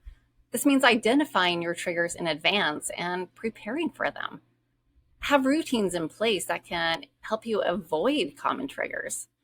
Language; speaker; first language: English; native; English